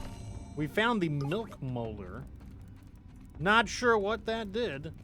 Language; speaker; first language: English; native; English